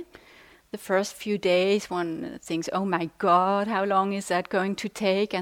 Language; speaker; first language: English; non-native, fluent; Swiss German